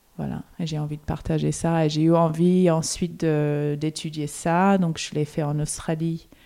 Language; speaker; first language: French; non-native, fluent; English